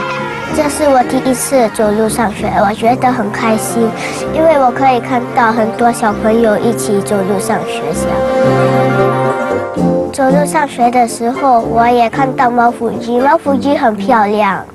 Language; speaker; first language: Chinese; early bilingual, other home language; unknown